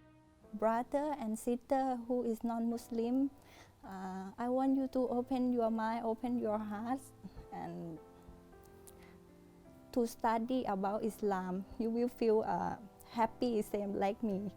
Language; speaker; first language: English; non-native, learner; Thai